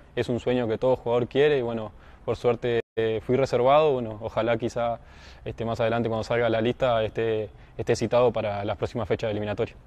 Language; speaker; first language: Spanish; native; Spanish